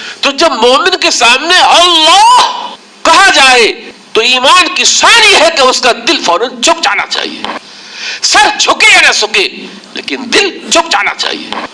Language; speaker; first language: Urdu; native; Urdu